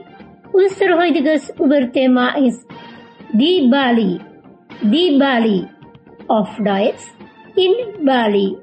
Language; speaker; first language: German; non-native, fluent; Indonesian